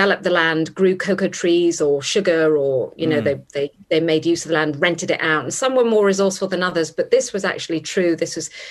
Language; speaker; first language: English; native; English